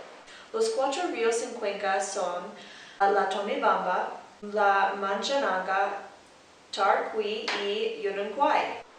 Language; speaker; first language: Spanish; non-native, learner; English